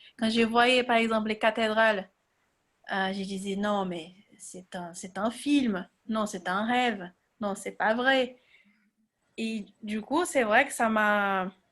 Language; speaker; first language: French; non-native, fluent; Portuguese